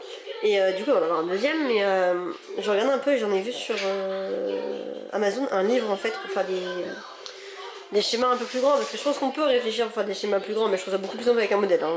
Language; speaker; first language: French; native; French